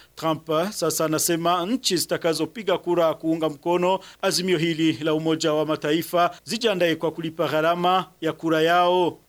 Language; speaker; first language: Swahili; non-native, local second language; Rundi